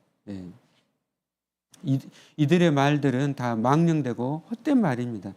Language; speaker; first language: Korean; native; Korean